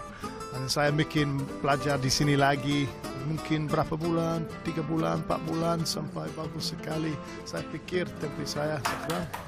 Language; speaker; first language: Indonesian; non-native, learner; English